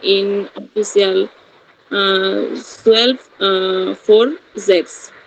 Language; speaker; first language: German; non-native, learner; Bangla